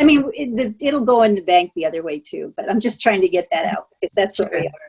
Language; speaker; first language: English; native; English